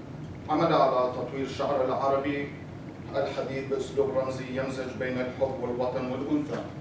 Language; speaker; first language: Arabic; non-native, learner; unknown